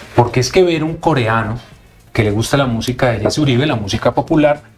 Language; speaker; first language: Spanish; native; Spanish